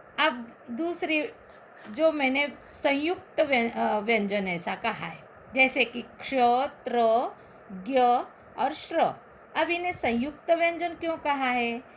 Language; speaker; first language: Hindi; non-native, local second language; Marathi